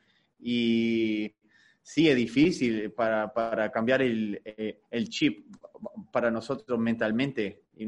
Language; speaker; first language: Spanish; early bilingual, heritage; Spanish